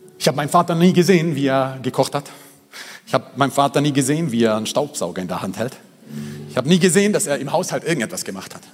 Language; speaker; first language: German; early bilingual, other home language; Croatian